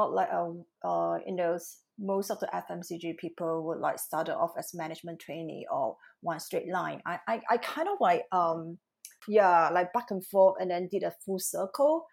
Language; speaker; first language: English; non-native, local second language; Cantonese